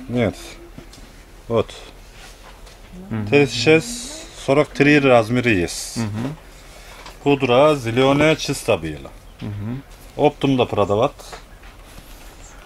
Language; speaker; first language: Russian; non-native, learner; Turkish